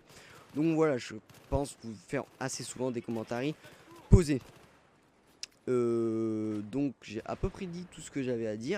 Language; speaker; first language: French; native; French